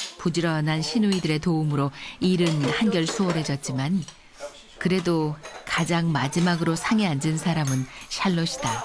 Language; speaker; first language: Korean; native; Korean